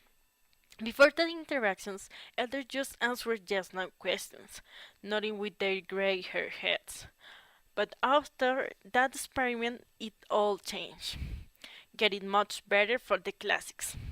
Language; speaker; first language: English; non-native, learner; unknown